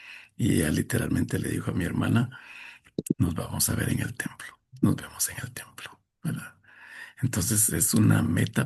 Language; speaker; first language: Spanish; native; Spanish